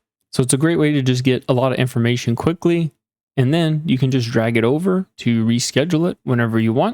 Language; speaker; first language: English; native; English